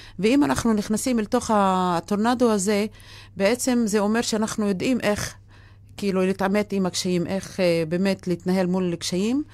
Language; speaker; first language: Hebrew; non-native, local second language; Arabic